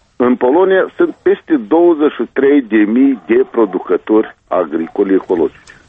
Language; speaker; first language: Romanian; native; Romanian